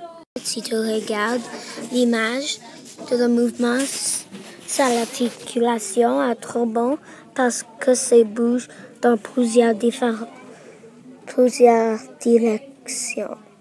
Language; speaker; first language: French; non-native, learner; English